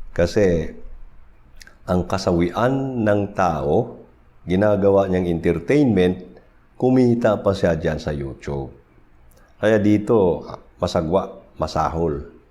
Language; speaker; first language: Filipino; non-native, local second language; Cebuano